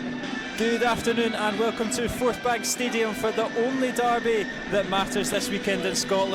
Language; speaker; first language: English; native; English